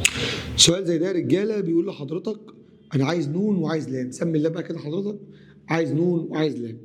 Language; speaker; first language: Arabic; native; Arabic